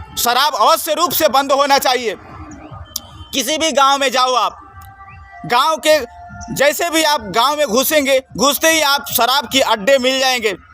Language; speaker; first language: Hindi; native; Hindi